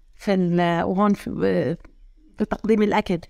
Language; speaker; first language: Arabic; native; Arabic